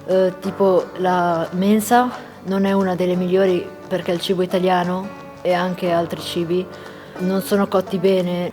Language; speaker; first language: Italian; non-native, local second language; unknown